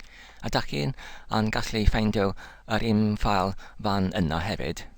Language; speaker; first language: Welsh; non-native, learner; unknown